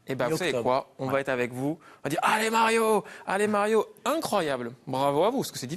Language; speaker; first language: French; native; French